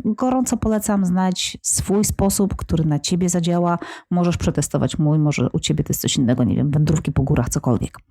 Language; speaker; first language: Polish; native; Polish